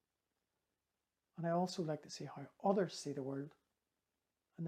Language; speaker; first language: English; native; English